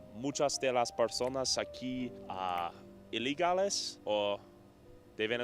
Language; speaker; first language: Spanish; non-native, learner; English